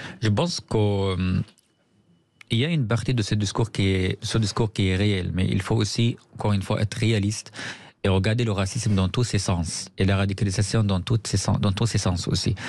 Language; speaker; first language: French; non-native, fluent; Arabic